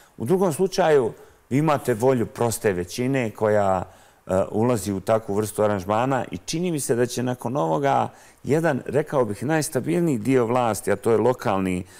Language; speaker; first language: Croatian; native; Croatian